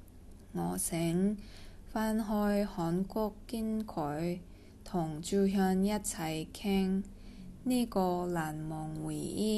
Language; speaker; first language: Cantonese; non-native, learner; Korean